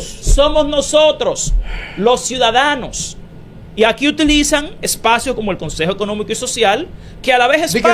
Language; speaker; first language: Spanish; native; Spanish